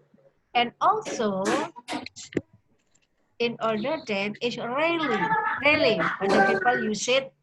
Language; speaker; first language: English; non-native, learner; Indonesian